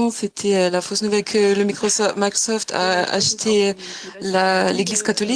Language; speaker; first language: French; non-native, fluent; German